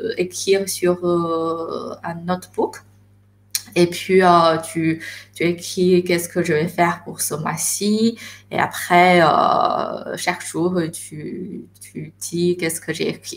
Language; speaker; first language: French; non-native, fluent; Chinese